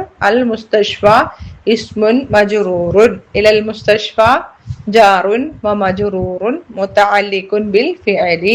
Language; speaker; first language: Arabic; non-native, fluent; Malayalam